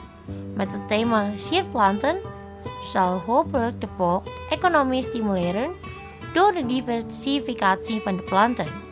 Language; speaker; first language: Dutch; non-native, fluent; Indonesian